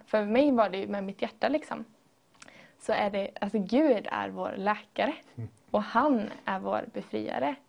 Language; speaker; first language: Swedish; native; Swedish